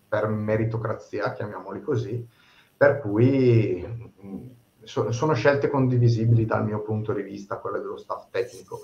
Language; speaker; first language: Italian; native; Italian